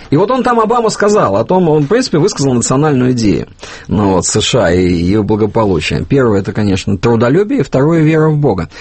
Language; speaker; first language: Russian; native; Russian